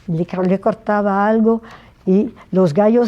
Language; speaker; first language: Spanish; non-native, fluent; French